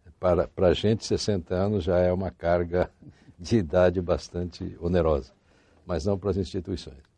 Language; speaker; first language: Portuguese; native; Portuguese